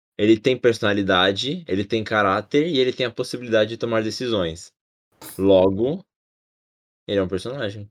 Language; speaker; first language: Portuguese; native; Portuguese